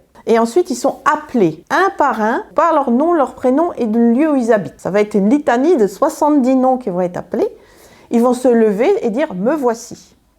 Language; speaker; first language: French; native; French